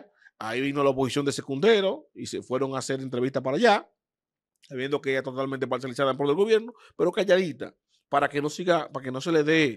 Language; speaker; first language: Spanish; native; Spanish